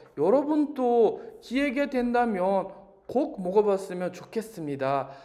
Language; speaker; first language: Korean; non-native, fluent; Uzbek